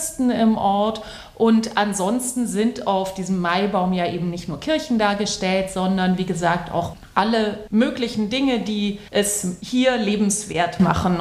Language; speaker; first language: German; native; German